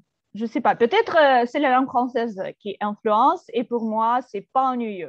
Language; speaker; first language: French; non-native, fluent; Russian